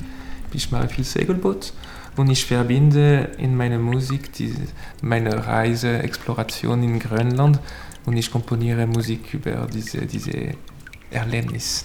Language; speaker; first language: German; non-native, learner; French